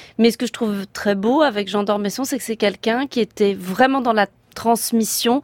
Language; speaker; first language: French; native; French